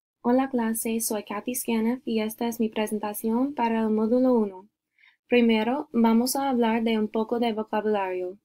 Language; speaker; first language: Spanish; non-native, learner; English